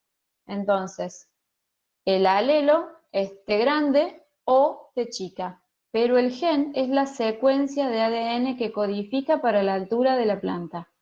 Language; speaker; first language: Spanish; native; Spanish